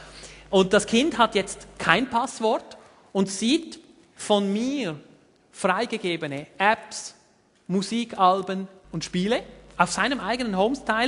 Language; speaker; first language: German; native; German